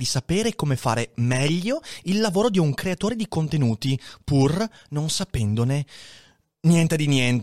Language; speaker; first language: Italian; native; Italian